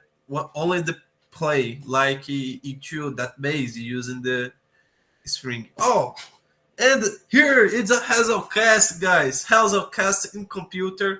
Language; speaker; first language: English; non-native, learner; Portuguese